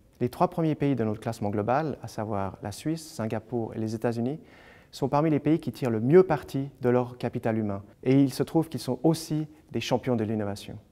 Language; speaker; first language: French; native; French